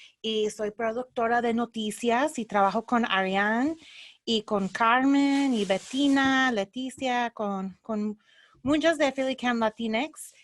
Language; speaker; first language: Spanish; early bilingual, heritage; Spanish